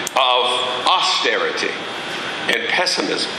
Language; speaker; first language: English; native; English